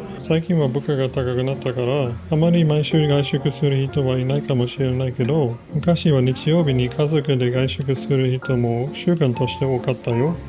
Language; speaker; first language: Japanese; non-native, fluent; German